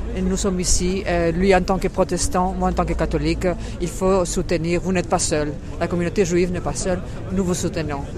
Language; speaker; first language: French; non-native, fluent; Spanish